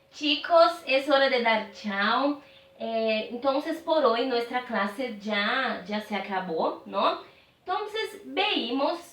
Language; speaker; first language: Spanish; non-native, fluent; Portuguese